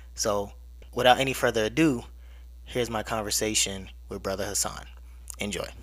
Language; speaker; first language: English; early bilingual, other home language; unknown